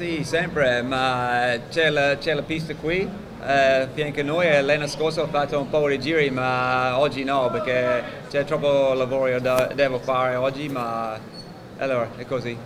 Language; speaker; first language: Italian; non-native, learner; English